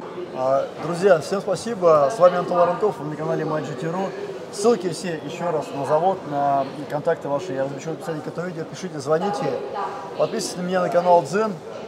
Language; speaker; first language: Russian; native; Russian